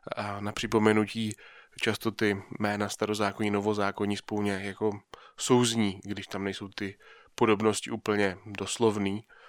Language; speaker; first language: Czech; native; Czech